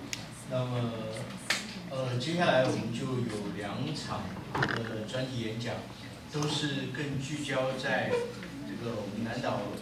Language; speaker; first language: Chinese; native; Chinese